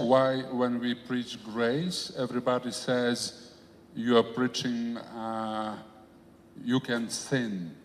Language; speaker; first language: English; non-native, fluent; Polish